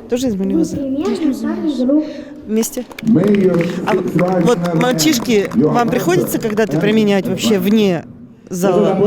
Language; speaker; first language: Russian; native; Russian